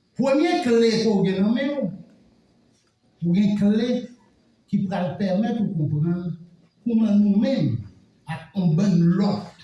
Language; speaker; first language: French; non-native, local second language; Haitian Creole